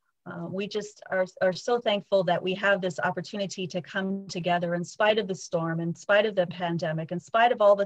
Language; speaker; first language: English; native; English